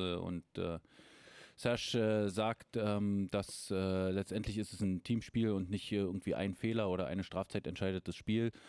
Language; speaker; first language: German; native; German